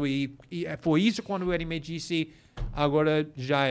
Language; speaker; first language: Portuguese; non-native, fluent; English